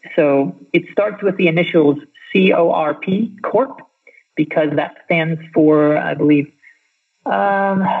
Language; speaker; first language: English; native; English